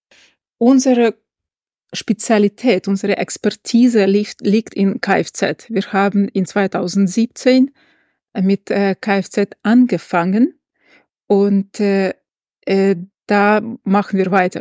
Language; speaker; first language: German; non-native, fluent; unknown